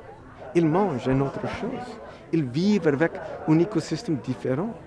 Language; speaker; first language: French; non-native, fluent; English